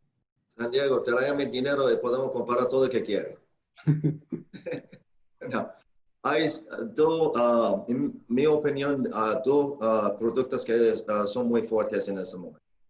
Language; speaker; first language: Spanish; non-native, fluent; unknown